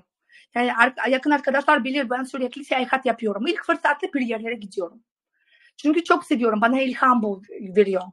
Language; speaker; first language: Turkish; non-native, fluent; Russian